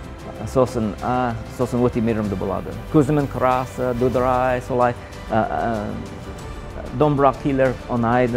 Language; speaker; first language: Kazakh; non-native, learner; English